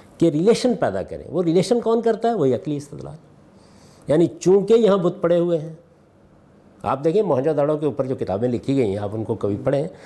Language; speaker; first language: Urdu; non-native, local second language; Punjabi